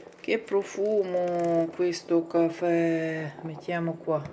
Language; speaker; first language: Italian; non-native, learner; Ukrainian